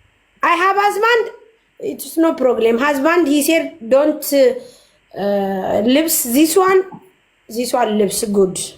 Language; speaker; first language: English; non-native, learner; Amharic